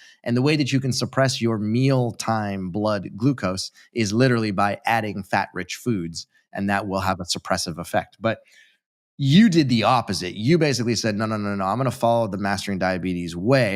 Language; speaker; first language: English; native; English